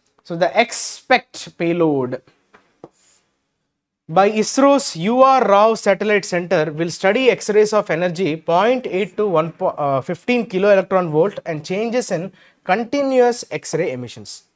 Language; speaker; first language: English; non-native, local second language; Telugu